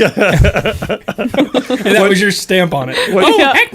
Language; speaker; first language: English; native; English